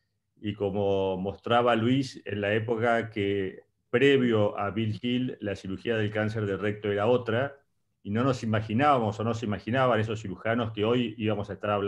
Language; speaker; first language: Spanish; native; Spanish